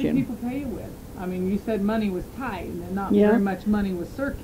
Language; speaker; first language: English; native; English